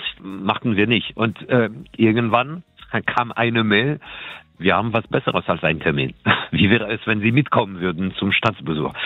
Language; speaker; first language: German; non-native, fluent; French